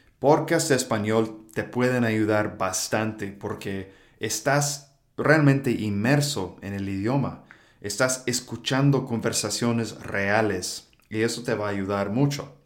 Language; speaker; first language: Spanish; non-native, fluent; English